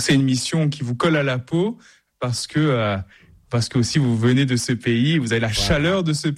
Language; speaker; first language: French; native; French